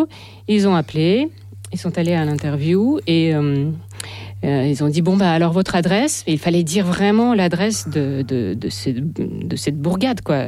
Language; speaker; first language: French; non-native, fluent; Russian